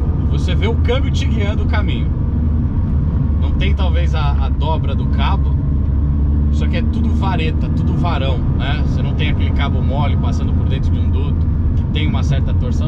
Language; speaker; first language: Portuguese; native; Portuguese